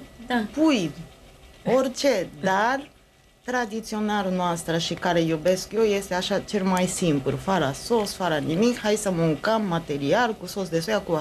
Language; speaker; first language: Romanian; non-native, learner; Japanese